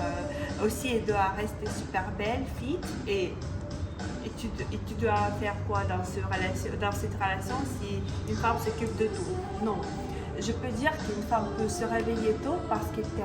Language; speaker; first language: French; non-native, local second language; Ukrainian